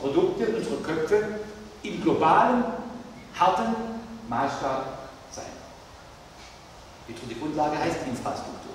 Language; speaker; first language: German; native; German